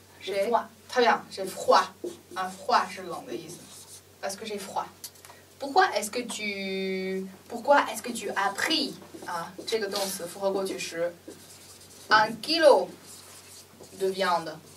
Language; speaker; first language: French; non-native, learner; Chinese